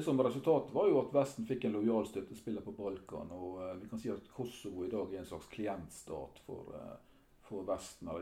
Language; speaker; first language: Norwegian; native; Norwegian